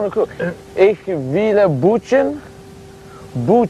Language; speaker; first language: Dutch; non-native, learner; English